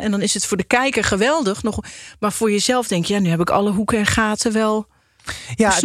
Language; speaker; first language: Dutch; native; Dutch